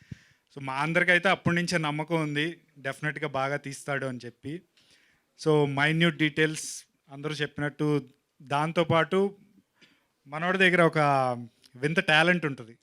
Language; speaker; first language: Telugu; native; Telugu